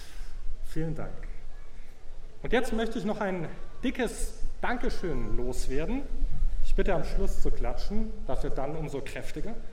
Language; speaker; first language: German; native; German